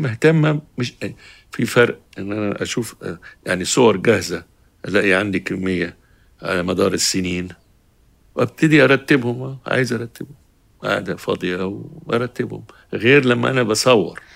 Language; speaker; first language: Arabic; native; Arabic